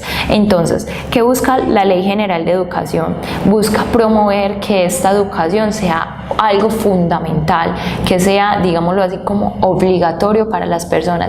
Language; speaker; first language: Spanish; native; Spanish